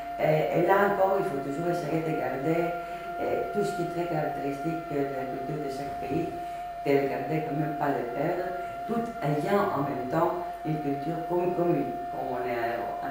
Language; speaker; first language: French; non-native, fluent; Greek